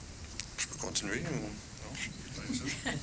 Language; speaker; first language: French; native; French